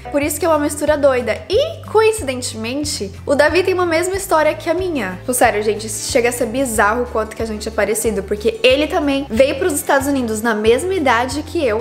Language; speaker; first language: Portuguese; early bilingual, heritage; Portuguese